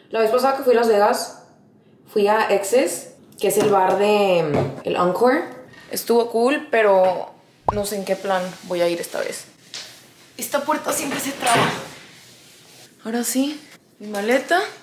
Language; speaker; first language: Spanish; early bilingual, heritage; Spanish